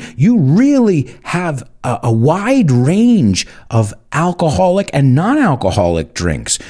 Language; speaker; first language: English; early bilingual, other home language; Spanish